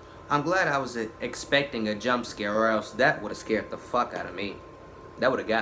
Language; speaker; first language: English; native; English